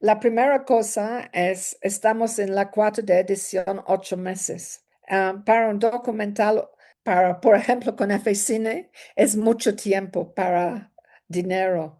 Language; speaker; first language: Spanish; non-native, learner; English